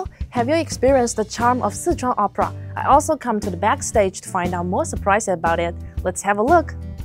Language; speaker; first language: English; non-native, fluent; Chinese